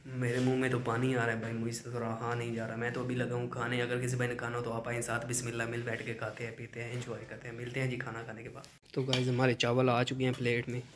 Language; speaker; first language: Urdu; non-native, local second language; Punjabi